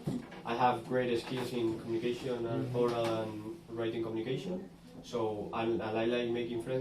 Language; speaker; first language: English; non-native, learner; Spanish